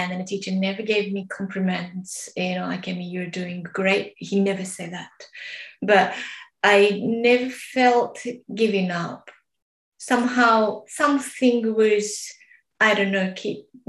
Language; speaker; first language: English; non-native, learner; Japanese